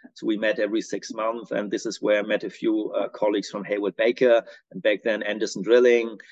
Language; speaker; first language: English; non-native, fluent; German